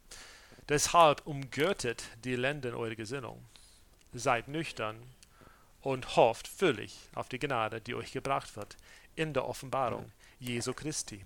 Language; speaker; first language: German; non-native, fluent; English